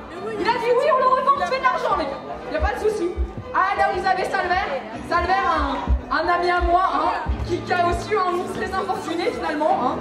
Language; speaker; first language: French; native; French